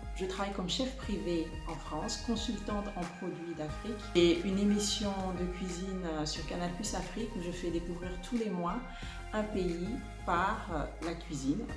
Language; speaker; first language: French; non-native, local second language; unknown